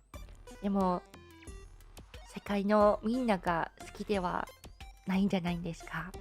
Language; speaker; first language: Japanese; non-native, learner; English